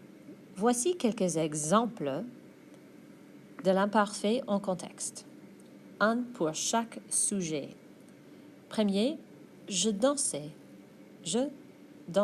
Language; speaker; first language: French; non-native, fluent; English